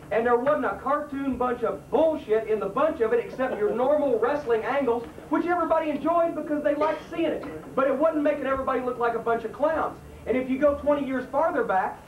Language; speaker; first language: English; native; English